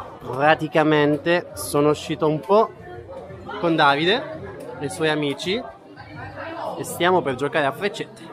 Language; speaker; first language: Italian; native; Italian